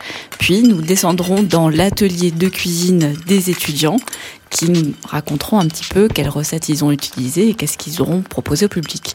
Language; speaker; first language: French; native; French